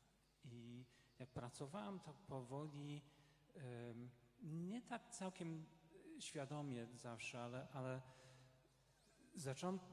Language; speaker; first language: Polish; non-native, fluent; English